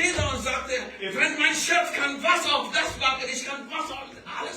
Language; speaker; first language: German; non-native, learner; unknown